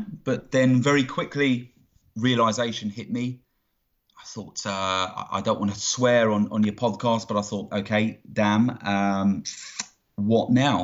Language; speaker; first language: English; native; English